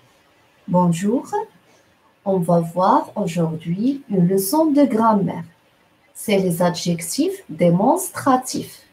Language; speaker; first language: French; non-native, local second language; Arabic